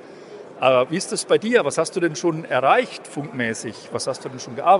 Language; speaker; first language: German; native; German